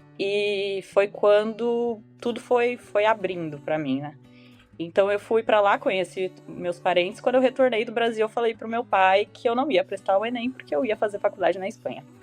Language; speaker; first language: Portuguese; native; Portuguese